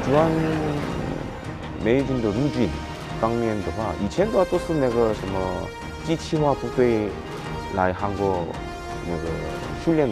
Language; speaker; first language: Chinese; non-native, fluent; Korean